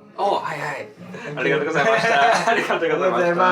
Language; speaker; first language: Japanese; non-native, learner; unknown